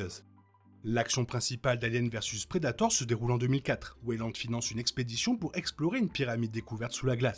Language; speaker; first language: French; native; French